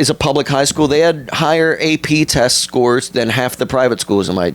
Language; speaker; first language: English; native; English